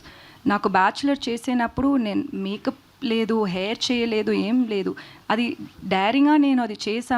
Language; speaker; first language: Telugu; non-native, learner; Tamil